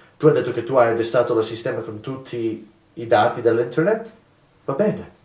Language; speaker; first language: Italian; non-native, fluent; English